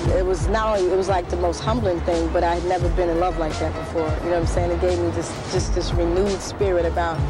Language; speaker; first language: English; native; English